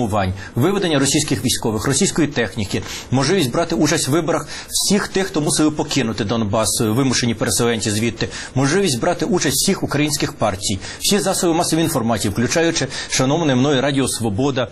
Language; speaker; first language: Ukrainian; native; Ukrainian